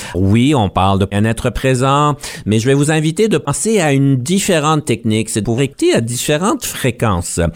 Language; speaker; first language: French; native; French